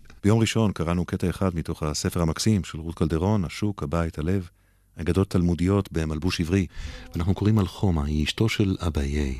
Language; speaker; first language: Hebrew; native; Hebrew